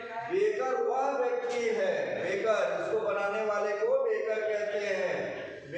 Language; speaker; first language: Hindi; native; Hindi